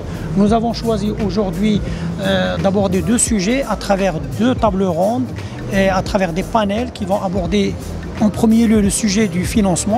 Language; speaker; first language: French; non-native, local second language; Arabic